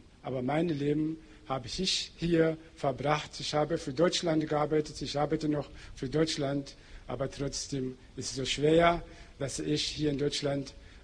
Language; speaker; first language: German; non-native, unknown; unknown